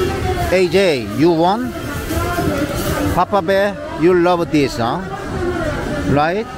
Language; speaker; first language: English; non-native, learner; Korean